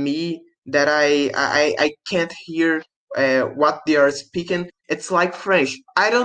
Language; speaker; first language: English; non-native, learner; Portuguese